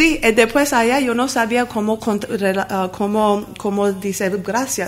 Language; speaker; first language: Spanish; non-native, learner; Armenian